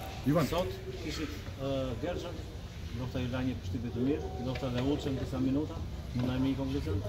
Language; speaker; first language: Albanian; native; Albanian